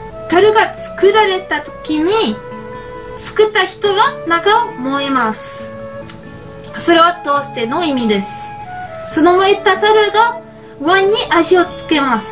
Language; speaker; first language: Japanese; non-native, learner; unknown